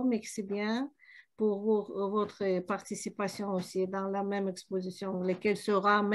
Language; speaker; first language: French; non-native, learner; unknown